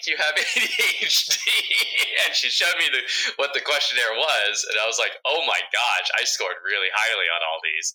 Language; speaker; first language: English; early bilingual, other home language; Vietnamese